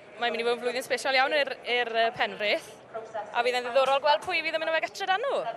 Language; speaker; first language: Welsh; native; Welsh